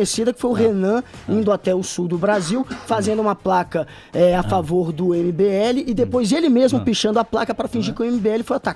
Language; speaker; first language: Portuguese; native; Portuguese